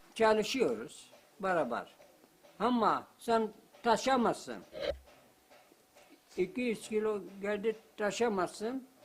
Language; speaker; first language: Turkish; non-native, local second language; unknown